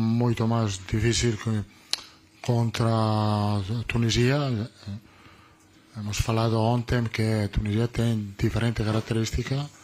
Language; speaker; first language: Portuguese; non-native, learner; Italian